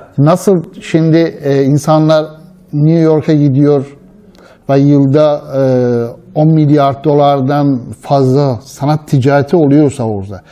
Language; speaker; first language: Turkish; non-native, fluent; Persian